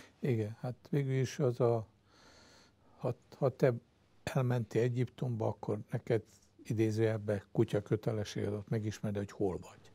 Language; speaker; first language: Hungarian; native; Hungarian